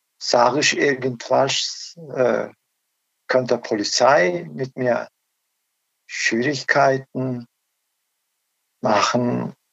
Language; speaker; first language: German; non-native, learner; Turkish